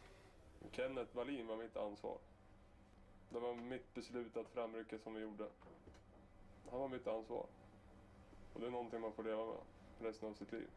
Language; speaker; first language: Swedish; native; Swedish